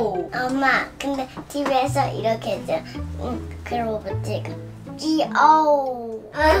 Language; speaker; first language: Korean; early bilingual, other home language; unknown